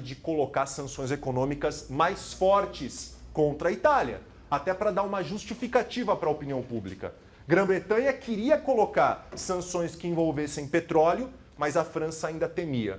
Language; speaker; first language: Portuguese; native; Portuguese